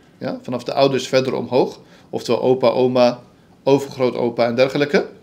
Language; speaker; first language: Dutch; early bilingual, other home language; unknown